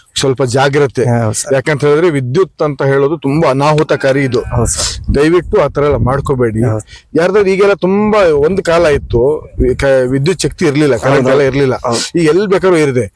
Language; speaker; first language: Kannada; native; Kannada